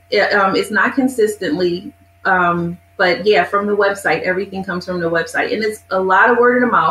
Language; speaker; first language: English; native; English